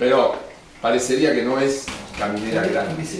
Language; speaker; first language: Spanish; native; Spanish